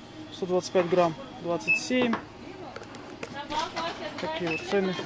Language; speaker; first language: Russian; native; Russian